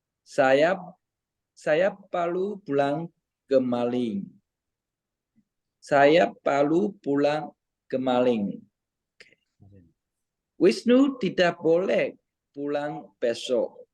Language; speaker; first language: Indonesian; non-native, learner; Chinese